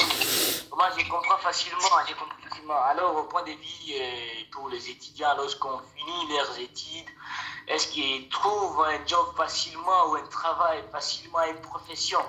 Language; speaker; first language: French; non-native, local second language; Rundi